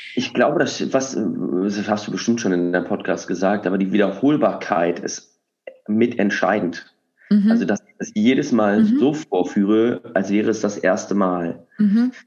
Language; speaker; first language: German; native; German